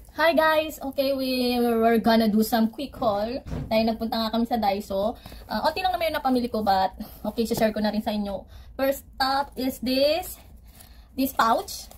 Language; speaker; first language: Filipino; native; Filipino